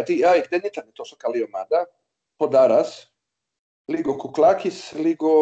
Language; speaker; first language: Greek; non-native, learner; Serbian